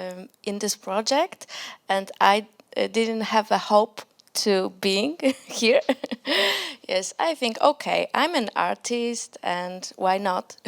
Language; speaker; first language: English; non-native, learner; Polish